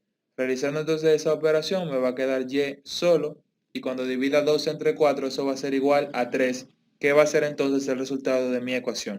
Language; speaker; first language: Spanish; native; Spanish